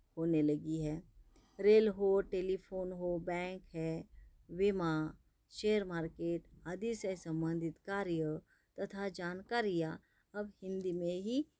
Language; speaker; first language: Hindi; non-native, local second language; Marathi